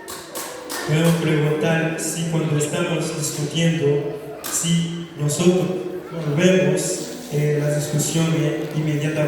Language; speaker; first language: Spanish; non-native, fluent; Haitian Creole